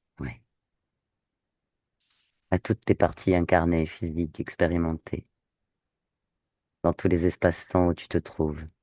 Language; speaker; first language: French; native; French